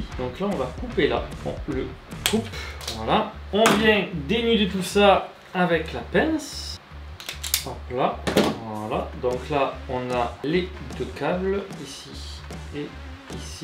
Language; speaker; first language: French; native; French